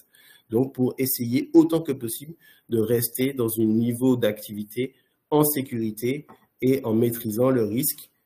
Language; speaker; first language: French; native; French